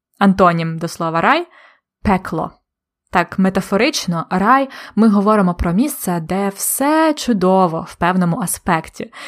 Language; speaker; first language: Ukrainian; native; Ukrainian